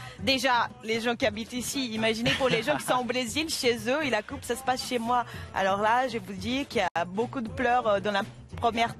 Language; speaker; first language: French; non-native, fluent; Portuguese